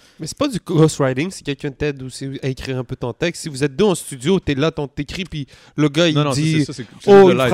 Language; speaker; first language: French; native; French